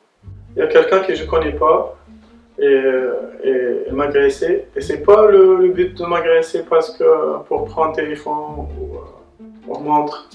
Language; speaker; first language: French; non-native, local second language; Arabic